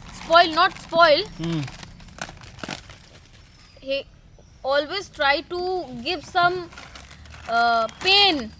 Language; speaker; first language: English; non-native, learner; Hindi